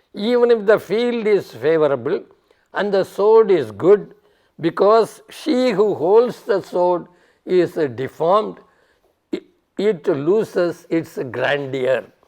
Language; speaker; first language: English; non-native, local second language; Tamil